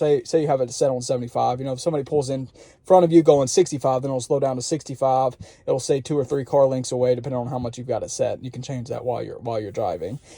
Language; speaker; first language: English; native; English